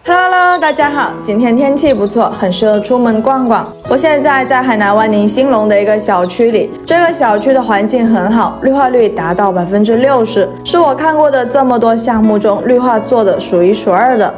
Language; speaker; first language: Chinese; native; Chinese